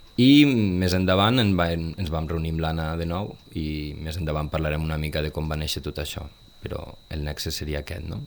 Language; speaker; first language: Catalan; native; Catalan